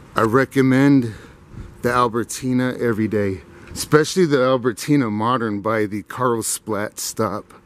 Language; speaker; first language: English; native; English